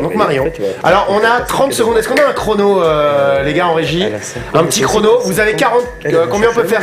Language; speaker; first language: French; native; French